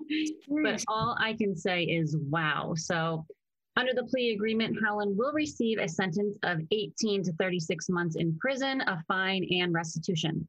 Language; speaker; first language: English; native; English